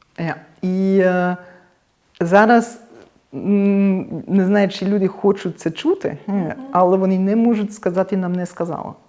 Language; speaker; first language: Ukrainian; non-native, learner; German